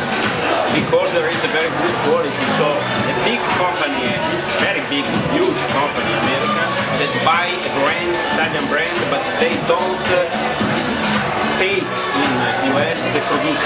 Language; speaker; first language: English; non-native, fluent; Italian